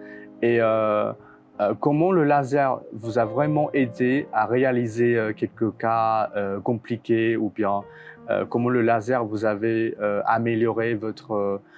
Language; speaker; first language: French; non-native, fluent; Chinese